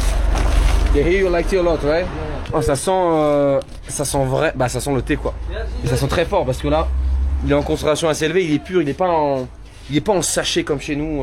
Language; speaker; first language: French; native; French